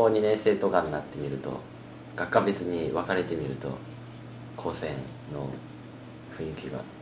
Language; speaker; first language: Japanese; native; Japanese